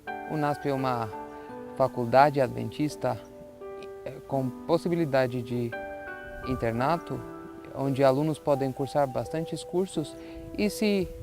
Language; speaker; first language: Portuguese; non-native, fluent; Albanian